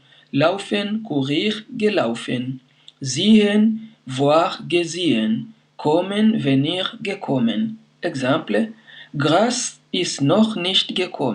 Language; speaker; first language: German; non-native, fluent; French